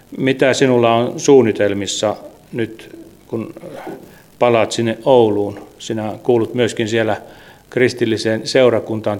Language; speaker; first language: Finnish; native; Finnish